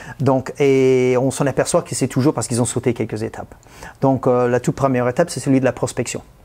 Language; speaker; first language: French; non-native, fluent; English